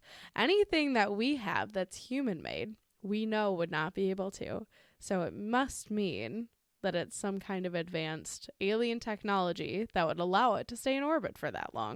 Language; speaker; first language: English; native; English